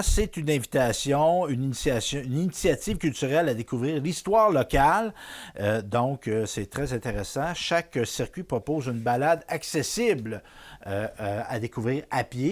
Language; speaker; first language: French; native; French